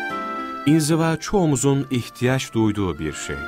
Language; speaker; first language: Turkish; native; Turkish